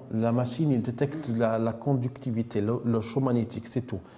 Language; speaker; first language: French; non-native, local second language; Arabic